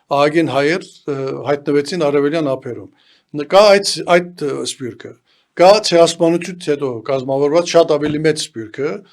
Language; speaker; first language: Armenian; early bilingual, heritage; Armenian